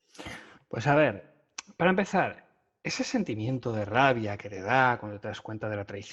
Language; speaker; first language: Spanish; native; Spanish